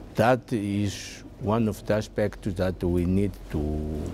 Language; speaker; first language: English; non-native, fluent; Portuguese